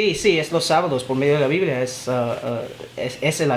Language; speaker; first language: Spanish; early bilingual, heritage; Spanish